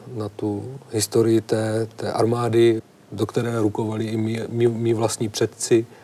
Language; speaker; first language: Czech; native; Czech